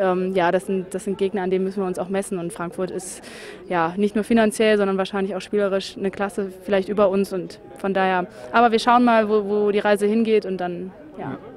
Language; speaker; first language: German; native; German